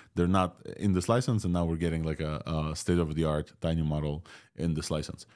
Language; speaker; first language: English; non-native, fluent; Russian